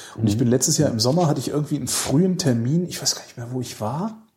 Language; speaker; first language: German; native; German